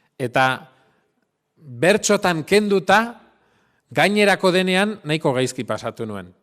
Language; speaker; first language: Basque; non-native, local second language; Spanish